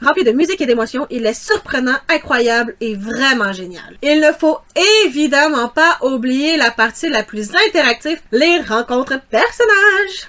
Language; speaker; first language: French; native; French